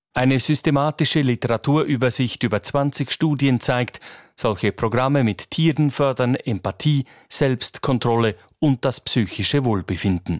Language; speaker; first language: German; native; German